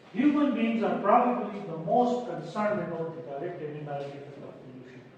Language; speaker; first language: English; non-native, local second language; Urdu